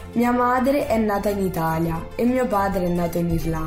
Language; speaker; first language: Italian; early bilingual, heritage; Italian